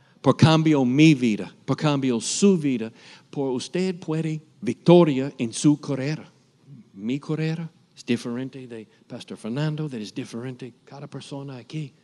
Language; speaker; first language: Spanish; non-native, learner; English